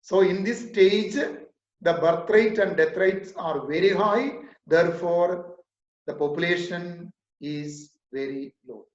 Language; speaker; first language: English; non-native, local second language; Malayalam